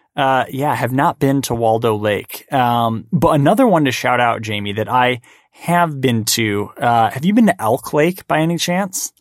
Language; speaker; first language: English; native; English